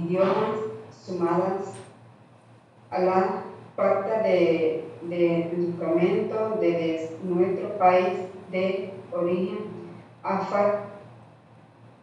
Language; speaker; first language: Spanish; non-native, local second language; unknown